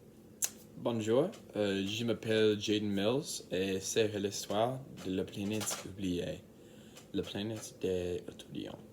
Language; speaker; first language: French; non-native, learner; English